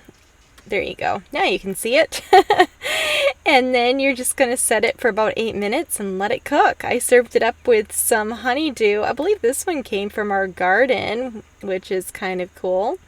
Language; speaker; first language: English; native; English